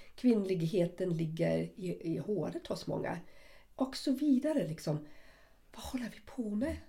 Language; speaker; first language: Swedish; non-native, fluent; German